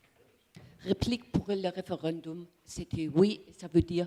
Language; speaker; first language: French; non-native, learner; German